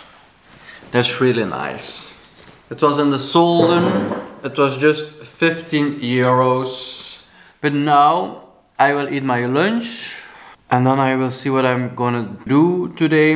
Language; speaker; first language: English; non-native, fluent; Dutch